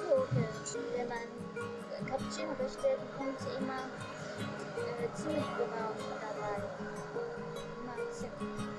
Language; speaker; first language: German; non-native, learner; Japanese